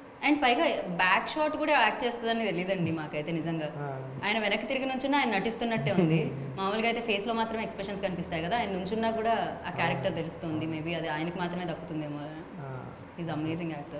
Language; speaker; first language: Telugu; native; Telugu